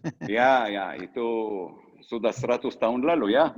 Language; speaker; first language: Indonesian; non-native, learner; Hebrew